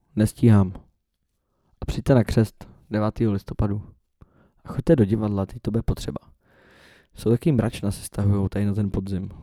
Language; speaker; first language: Czech; native; Czech